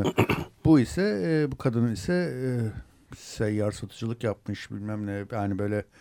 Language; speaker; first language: Turkish; native; Turkish